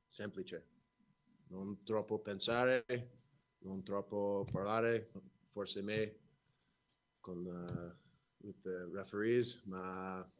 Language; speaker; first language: Italian; non-native, learner; English